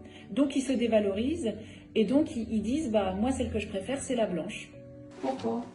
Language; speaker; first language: French; native; French